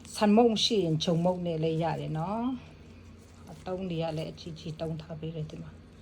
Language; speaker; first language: Burmese; non-native, local second language; Kachin